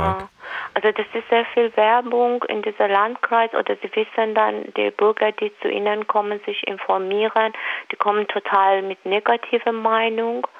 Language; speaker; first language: German; non-native, fluent; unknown